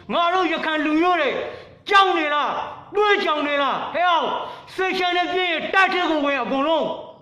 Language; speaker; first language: Burmese; non-native, local second language; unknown